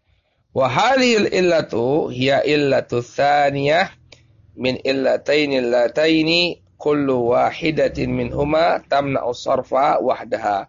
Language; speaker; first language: Arabic; non-native, fluent; Indonesian